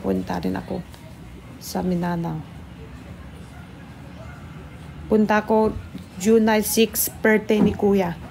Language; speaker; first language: Filipino; non-native, learner; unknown